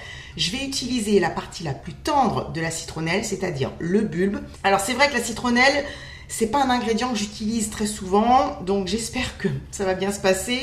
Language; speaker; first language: French; native; French